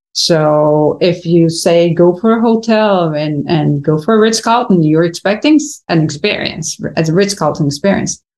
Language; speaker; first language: English; non-native, fluent; Spanish